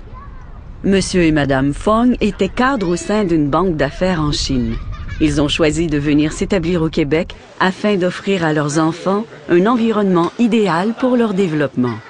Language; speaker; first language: French; native; French